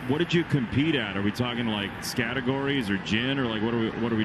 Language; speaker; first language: English; native; English